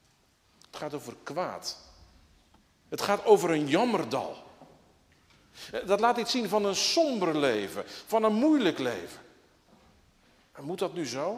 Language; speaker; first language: Dutch; native; Dutch